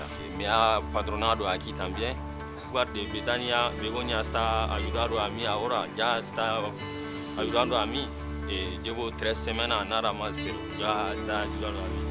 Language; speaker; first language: Spanish; non-native, learner; Bambara